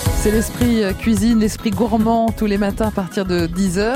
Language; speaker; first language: French; native; French